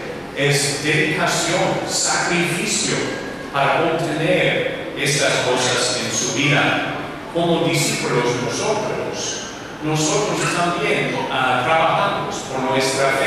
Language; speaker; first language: Spanish; non-native, learner; English